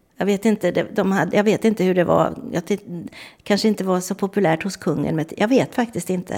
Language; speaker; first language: Swedish; native; Swedish